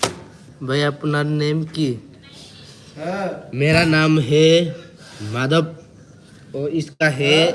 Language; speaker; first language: Hindi; non-native, local second language; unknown